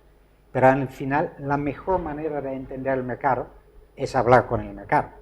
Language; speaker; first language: Spanish; non-native, fluent; Dutch